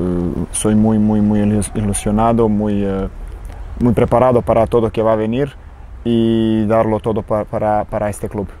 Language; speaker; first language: Spanish; non-native, learner; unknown